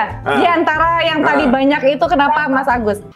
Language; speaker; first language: Indonesian; native; Indonesian